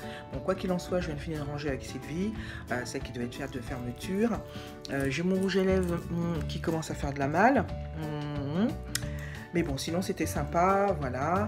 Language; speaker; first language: French; native; French